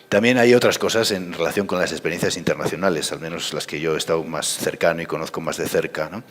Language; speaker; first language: Spanish; native; Spanish